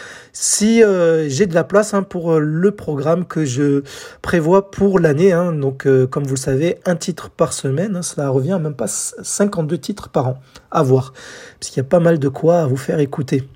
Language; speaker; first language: French; native; French